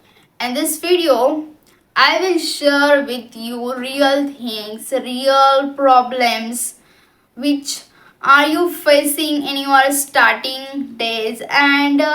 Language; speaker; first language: English; non-native, local second language; Hindi